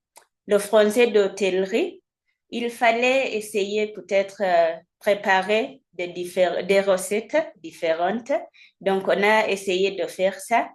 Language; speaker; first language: French; non-native, fluent; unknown